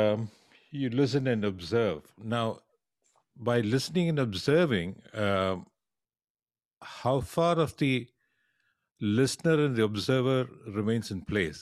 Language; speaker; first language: English; non-native, local second language; Tamil